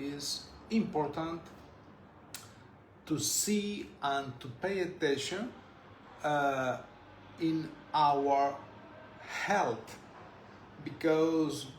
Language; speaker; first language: English; non-native, learner; Spanish